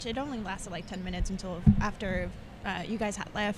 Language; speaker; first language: English; non-native, fluent; Spanish